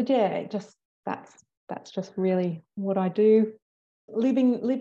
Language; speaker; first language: English; native; English